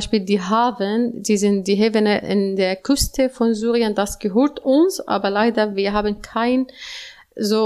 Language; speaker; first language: German; non-native, learner; Arabic